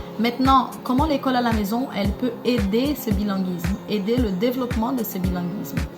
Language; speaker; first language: French; non-native, fluent; Portuguese